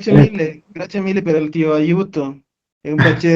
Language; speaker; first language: Italian; non-native, learner; Spanish